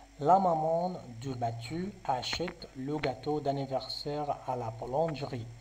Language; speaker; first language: French; non-native, local second language; Arabic